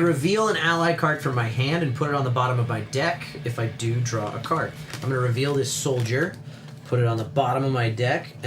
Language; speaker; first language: English; native; English